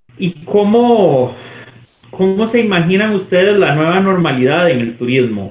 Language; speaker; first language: Spanish; native; Spanish